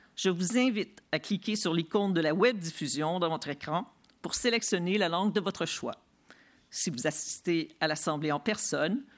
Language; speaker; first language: French; native; French